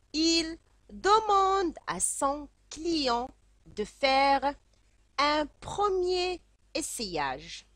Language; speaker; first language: French; non-native, local second language; Arabic